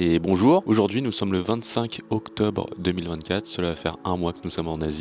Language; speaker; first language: French; native; French